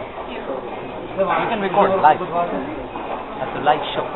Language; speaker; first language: English; non-native, fluent; French